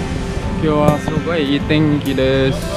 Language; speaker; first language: Japanese; non-native, fluent; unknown